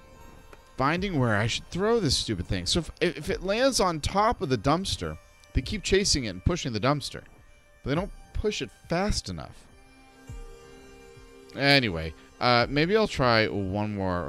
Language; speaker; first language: English; native; English